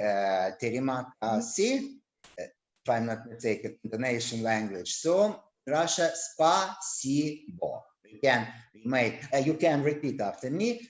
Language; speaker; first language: English; non-native, learner; Russian